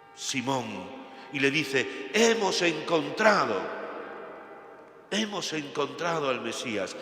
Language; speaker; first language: Spanish; native; Spanish